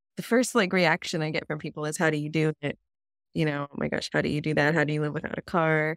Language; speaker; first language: English; native; English